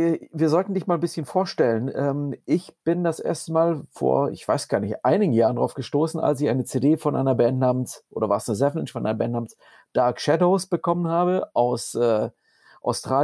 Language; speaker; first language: German; native; German